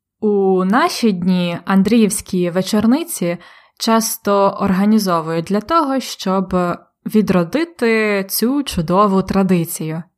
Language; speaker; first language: Ukrainian; native; Ukrainian